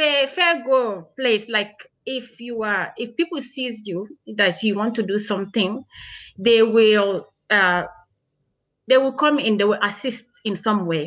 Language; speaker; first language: English; early bilingual, other home language; Krio